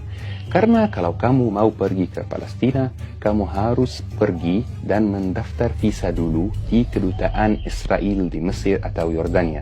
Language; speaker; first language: Indonesian; non-native, fluent; Arabic